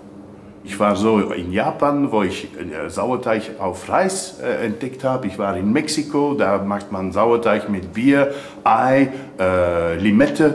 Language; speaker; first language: German; non-native, fluent; Dutch